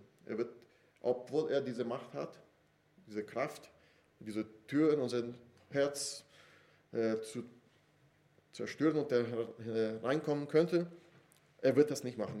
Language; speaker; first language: German; non-native, fluent; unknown